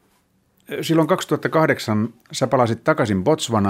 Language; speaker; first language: Finnish; native; Finnish